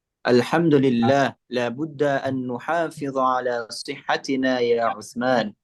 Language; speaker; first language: Arabic; non-native, learner; Indonesian